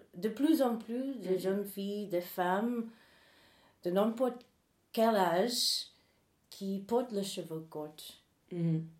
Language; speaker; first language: French; non-native, fluent; English